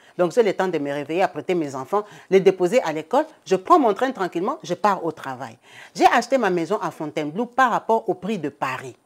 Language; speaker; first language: French; non-native, local second language; Lingala